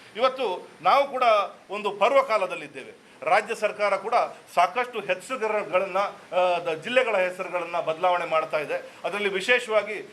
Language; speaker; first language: Kannada; non-native, local second language; Tulu